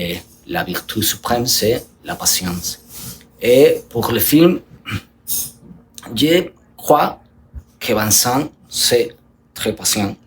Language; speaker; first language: French; non-native, learner; Spanish